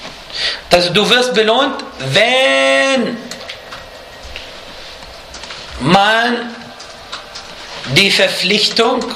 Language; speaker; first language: German; non-native, fluent; Arabic